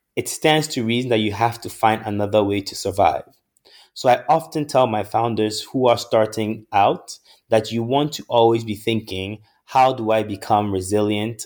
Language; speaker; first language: English; non-native, local second language; Akan